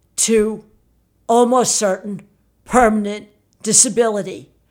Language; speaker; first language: English; early bilingual, other home language; Italian